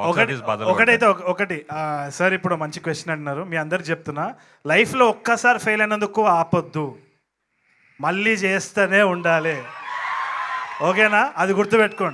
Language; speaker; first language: Telugu; native; Telugu